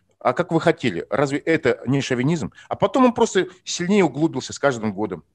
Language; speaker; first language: Russian; non-native, local second language; Kazakh